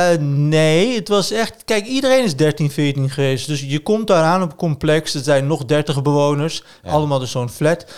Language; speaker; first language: Dutch; early bilingual, other home language; Turkish